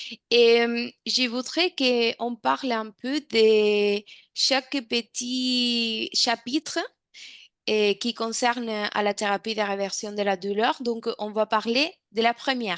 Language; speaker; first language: French; non-native, fluent; Spanish